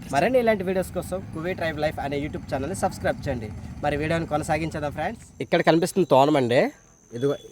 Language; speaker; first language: Telugu; non-native, local second language; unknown